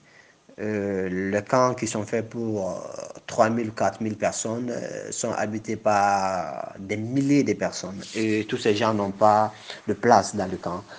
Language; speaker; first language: French; non-native, local second language; Bambara